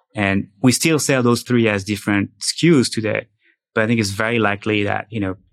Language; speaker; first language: English; non-native, fluent; French